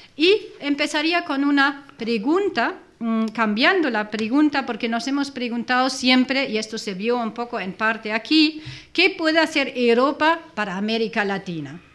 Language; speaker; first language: Spanish; non-native, fluent; German